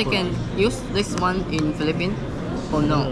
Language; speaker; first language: English; non-native, learner; Chinese